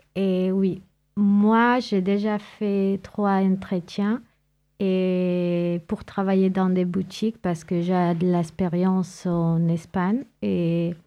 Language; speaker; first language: French; non-native, fluent; Spanish